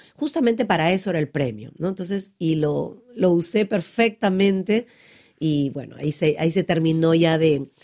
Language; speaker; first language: Spanish; native; Spanish